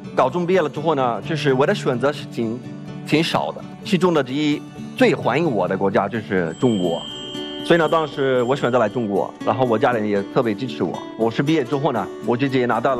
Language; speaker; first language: Chinese; non-native, fluent; Arabic